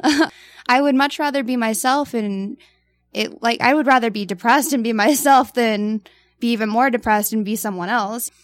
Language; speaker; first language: English; native; English